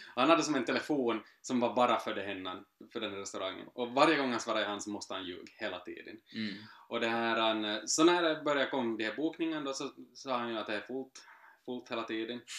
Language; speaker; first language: Swedish; native; Swedish